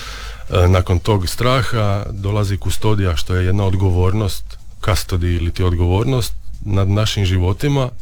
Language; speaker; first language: Serbian; native; Serbian